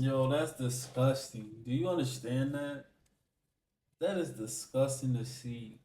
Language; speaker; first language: English; native; English